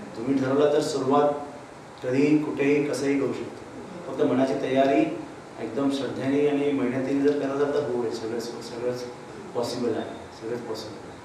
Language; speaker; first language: Marathi; non-native, local second language; Telugu